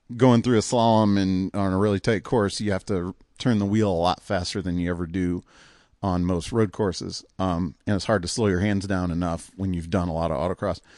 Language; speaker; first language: English; native; English